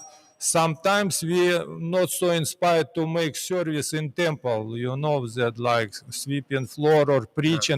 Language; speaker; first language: English; non-native, learner; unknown